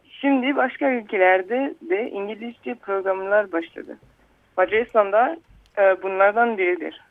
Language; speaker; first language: Turkish; early bilingual, heritage; Turkish